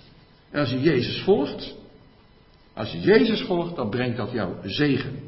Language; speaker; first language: Dutch; native; Dutch